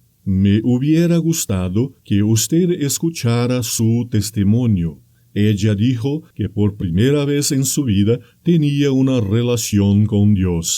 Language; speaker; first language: Spanish; non-native, fluent; Portuguese